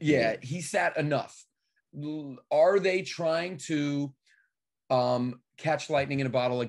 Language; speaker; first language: English; native; English